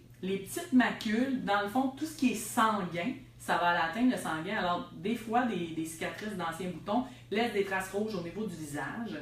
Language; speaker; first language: French; native; French